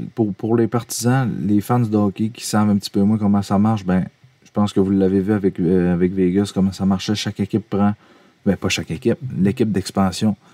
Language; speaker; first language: French; native; French